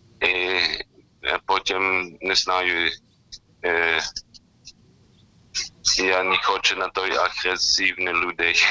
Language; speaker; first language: Ukrainian; non-native, learner; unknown